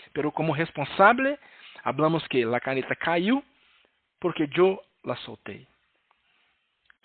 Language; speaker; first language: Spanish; non-native, learner; Portuguese